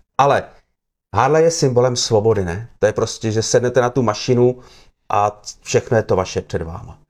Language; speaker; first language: Czech; native; Czech